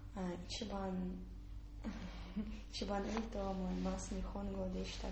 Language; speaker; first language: Japanese; non-native, learner; Russian